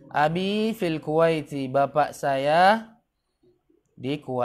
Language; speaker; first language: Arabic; non-native, fluent; Indonesian